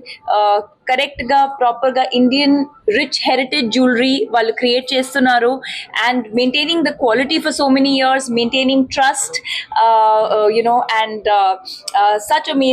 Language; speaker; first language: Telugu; non-native, fluent; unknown